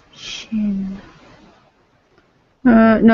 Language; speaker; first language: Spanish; non-native, learner; English